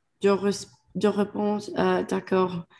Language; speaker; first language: French; non-native, learner; English